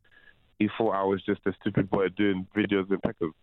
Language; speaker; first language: English; non-native, local second language; French